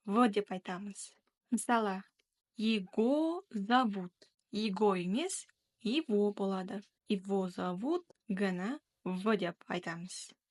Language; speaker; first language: Russian; non-native, local second language; Kazakh